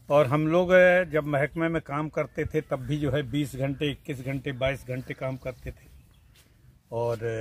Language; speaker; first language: Hindi; native; Hindi